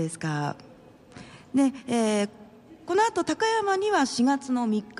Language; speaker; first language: Japanese; native; Japanese